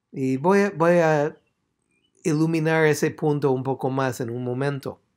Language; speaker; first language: Spanish; non-native, fluent; English